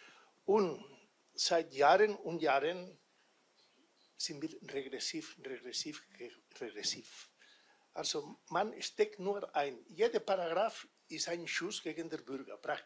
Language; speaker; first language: German; non-native, fluent; Catalan